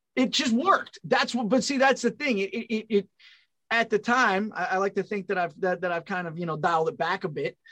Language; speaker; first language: English; native; English